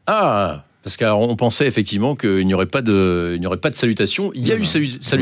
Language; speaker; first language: French; native; French